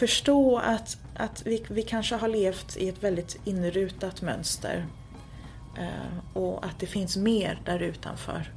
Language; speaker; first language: Swedish; native; Swedish